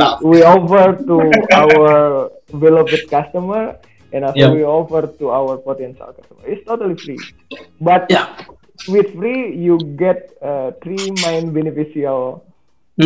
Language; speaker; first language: English; non-native, learner; Indonesian